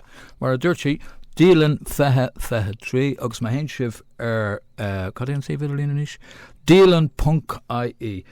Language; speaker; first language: Irish; non-native, local second language; English